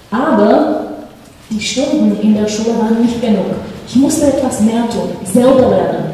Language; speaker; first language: German; non-native, fluent; Slovak